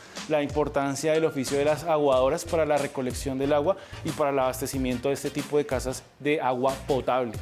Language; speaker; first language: Spanish; native; Spanish